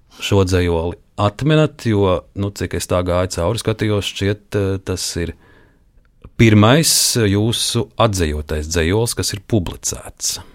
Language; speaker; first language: Latvian; native; Latvian